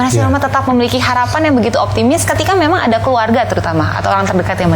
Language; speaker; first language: Indonesian; native; Indonesian